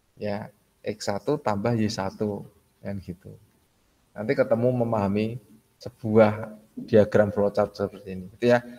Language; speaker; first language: Indonesian; native; Indonesian